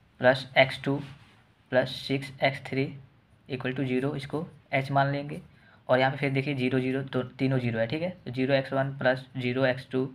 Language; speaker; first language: Hindi; native; Hindi